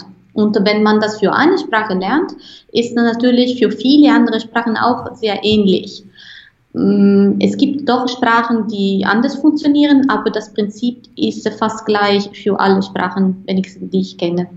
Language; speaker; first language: German; non-native, fluent; Italian